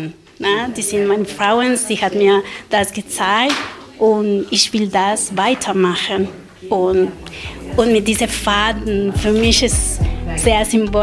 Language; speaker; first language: German; non-native, learner; Spanish